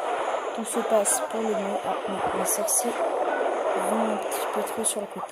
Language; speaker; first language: French; native; French